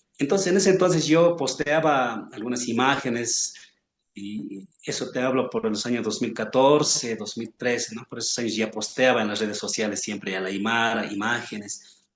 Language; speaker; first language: Spanish; non-native, local second language; Aymara